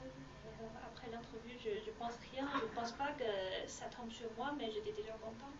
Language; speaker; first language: French; non-native, learner; Chinese